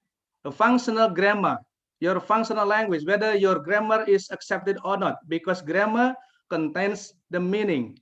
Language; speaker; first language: English; non-native, fluent; Indonesian